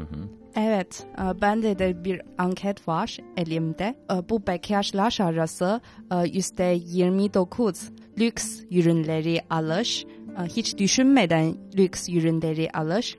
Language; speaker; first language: Turkish; non-native, fluent; Chinese